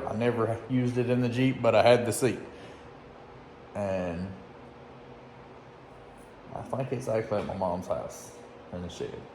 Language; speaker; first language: English; native; English